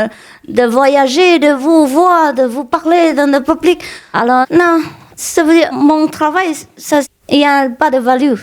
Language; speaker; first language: French; non-native, fluent; Vietnamese